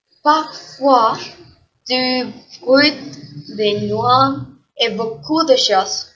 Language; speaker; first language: French; non-native, learner; Spanish